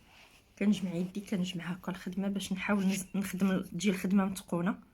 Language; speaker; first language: Arabic; native; Arabic